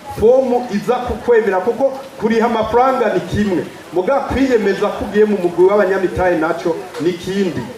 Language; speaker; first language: Rundi; early bilingual, heritage; Rundi